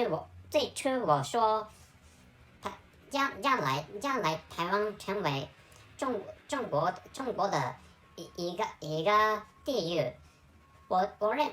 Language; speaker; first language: Chinese; non-native, learner; Japanese